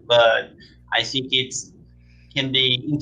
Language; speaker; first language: English; non-native, learner; Portuguese